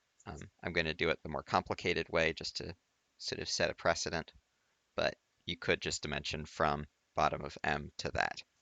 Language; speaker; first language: English; native; English